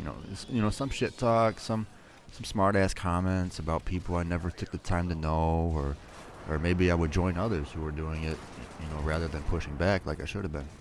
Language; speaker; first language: English; native; English